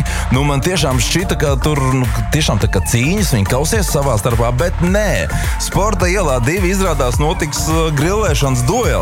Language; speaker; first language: Latvian; native; Latvian